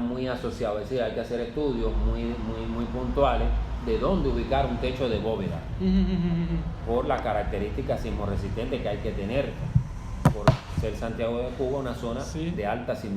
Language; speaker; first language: Spanish; native; Spanish